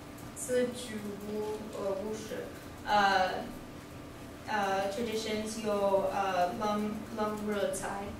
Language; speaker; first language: Chinese; non-native, learner; English